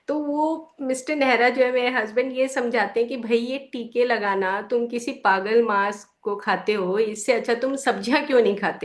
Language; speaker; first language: Hindi; native; Hindi